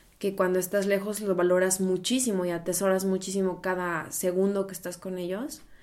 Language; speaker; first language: Spanish; native; Spanish